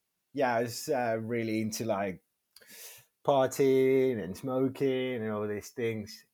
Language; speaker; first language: English; non-native, fluent; Spanish